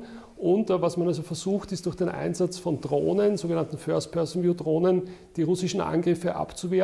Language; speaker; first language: German; native; German